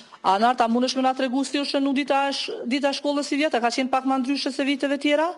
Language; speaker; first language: Albanian; native; Albanian